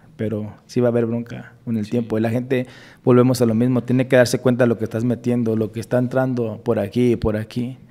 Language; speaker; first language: Spanish; native; Spanish